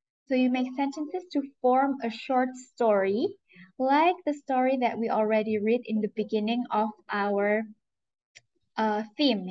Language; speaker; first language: English; non-native, fluent; Indonesian